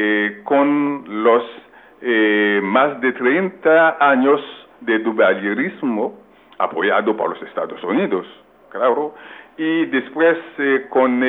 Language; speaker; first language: Spanish; non-native, local second language; Haitian Creole